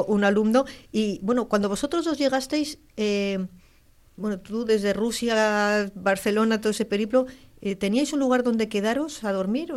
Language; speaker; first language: Spanish; native; Spanish